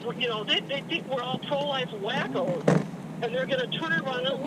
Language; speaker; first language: English; native; English